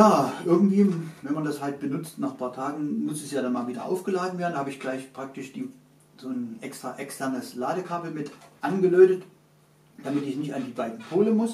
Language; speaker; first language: German; native; German